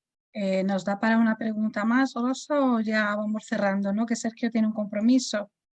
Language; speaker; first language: Spanish; native; Spanish